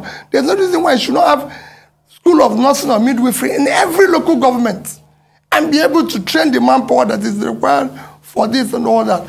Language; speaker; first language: English; non-native, local second language; Igbo